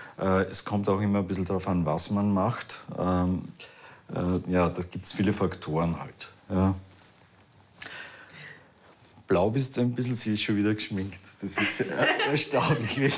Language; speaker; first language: German; native; German